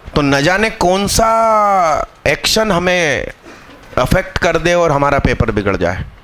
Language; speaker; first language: Hindi; non-native, local second language; Gujarati